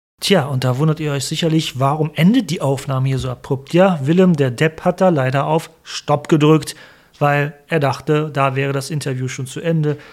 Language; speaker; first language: German; native; German